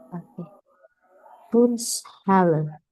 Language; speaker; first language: German; non-native, learner; Indonesian